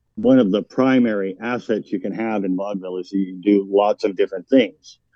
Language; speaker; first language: English; native; English